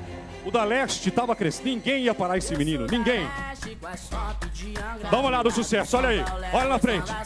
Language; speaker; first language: Portuguese; native; Portuguese